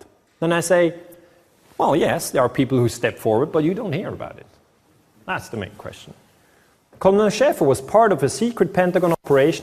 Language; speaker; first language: English; non-native, fluent; German